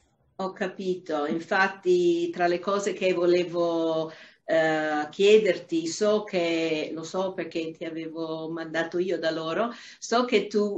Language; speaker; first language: Italian; non-native, fluent; English